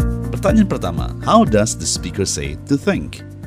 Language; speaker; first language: English; non-native, fluent; Indonesian